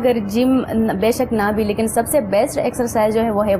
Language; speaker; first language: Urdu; non-native, local second language; Pashto